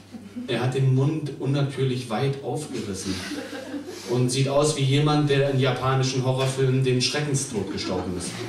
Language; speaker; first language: German; native; German